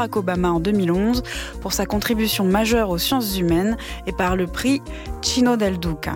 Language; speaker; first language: French; native; French